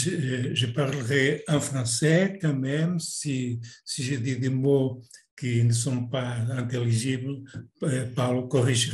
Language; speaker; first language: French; non-native, fluent; Portuguese